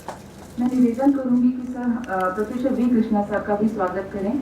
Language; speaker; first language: Hindi; native; Hindi